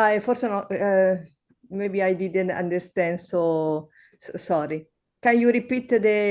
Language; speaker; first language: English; non-native, learner; Italian